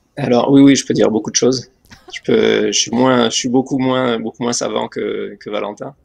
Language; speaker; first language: French; native; French